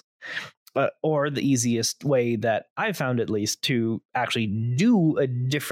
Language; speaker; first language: English; native; English